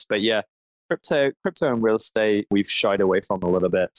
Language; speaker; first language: English; native; English